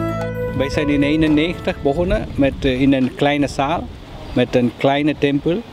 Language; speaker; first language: Dutch; non-native, fluent; Tamil